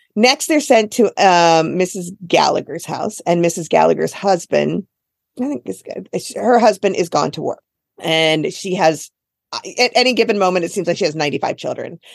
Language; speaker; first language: English; native; English